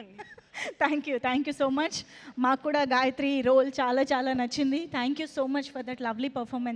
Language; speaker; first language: Telugu; native; Telugu